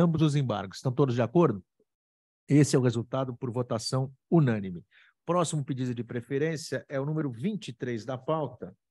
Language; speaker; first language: Portuguese; native; Portuguese